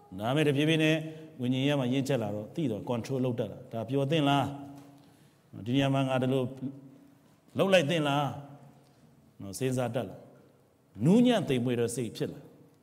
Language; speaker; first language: Burmese; non-native, local second language; Kachin